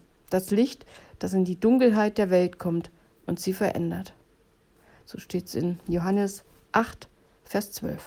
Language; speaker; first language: German; native; German